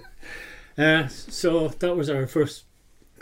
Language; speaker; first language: English; native; English